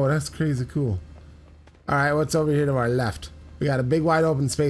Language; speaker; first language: English; native; English